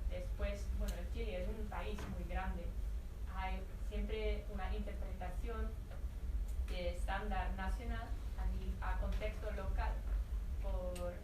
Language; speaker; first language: Spanish; non-native, fluent; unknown